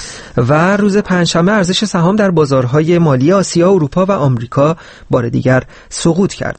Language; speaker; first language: Persian; native; Persian